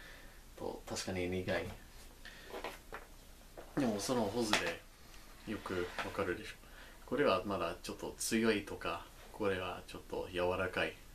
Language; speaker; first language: Japanese; non-native, learner; English